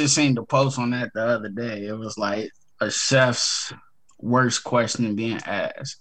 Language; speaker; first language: English; native; English